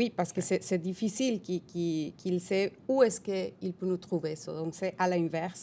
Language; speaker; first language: French; non-native, fluent; Spanish